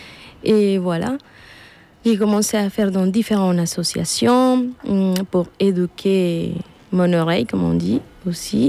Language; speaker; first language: French; non-native, fluent; Spanish